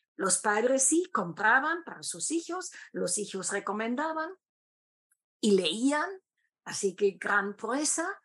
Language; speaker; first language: Spanish; non-native, fluent; German